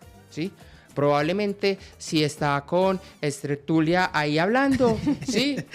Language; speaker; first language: Spanish; native; Spanish